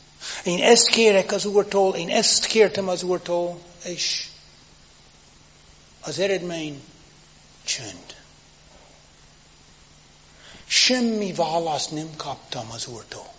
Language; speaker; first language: Hungarian; non-native, fluent; English